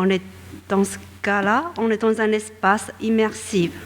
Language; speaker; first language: French; non-native, fluent; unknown